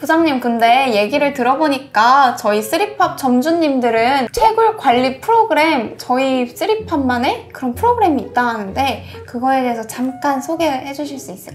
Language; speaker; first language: Korean; native; Korean